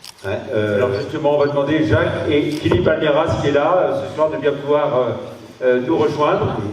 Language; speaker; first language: French; native; French